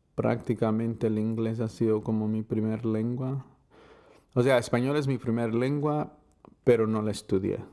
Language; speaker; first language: Spanish; non-native, learner; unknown